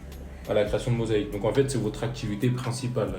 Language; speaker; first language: French; native; French